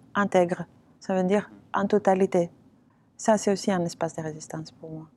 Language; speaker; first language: French; non-native, fluent; Greek